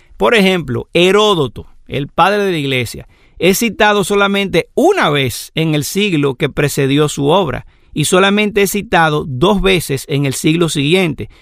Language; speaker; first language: Spanish; native; Spanish